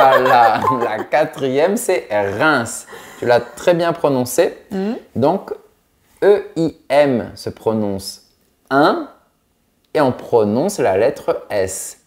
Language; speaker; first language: French; native; French